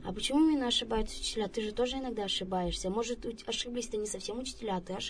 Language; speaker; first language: Russian; native; Russian